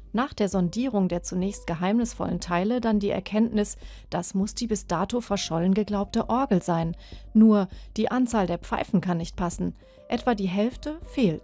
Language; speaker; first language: German; native; German